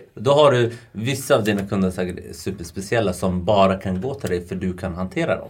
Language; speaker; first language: Swedish; non-native, fluent; Arabic